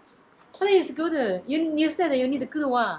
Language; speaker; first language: English; non-native, learner; Chinese